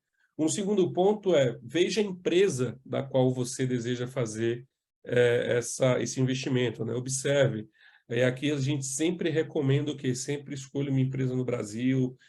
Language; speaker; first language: Portuguese; native; Portuguese